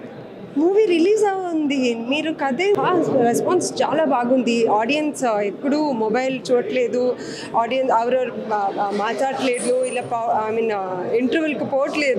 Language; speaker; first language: Telugu; non-native, learner; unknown